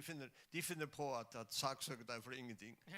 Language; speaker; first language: Danish; non-native, local second language; Faroese